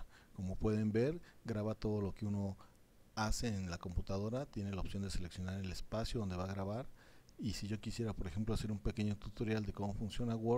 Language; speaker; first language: Spanish; native; Spanish